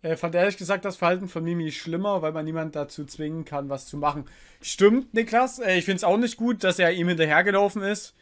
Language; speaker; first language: German; native; German